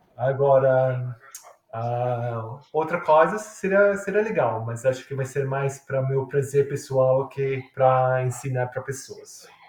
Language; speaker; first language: Portuguese; non-native, fluent; Italian